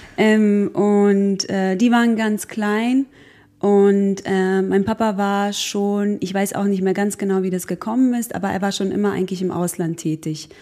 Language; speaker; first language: German; early bilingual, other home language; Croatian